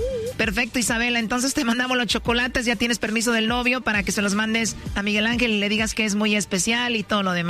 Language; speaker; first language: Spanish; native; Spanish